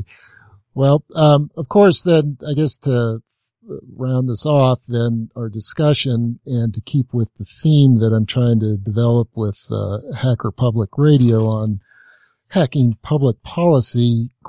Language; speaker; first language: English; native; English